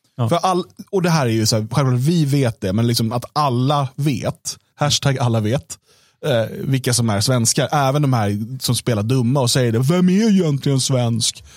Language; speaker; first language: Swedish; native; Swedish